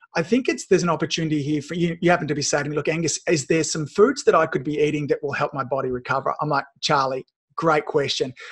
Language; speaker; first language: English; native; English